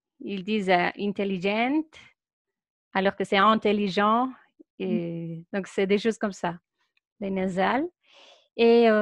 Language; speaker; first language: French; non-native, fluent; Spanish